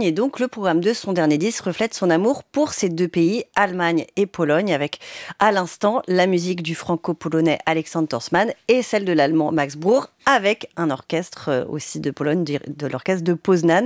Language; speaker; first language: French; native; French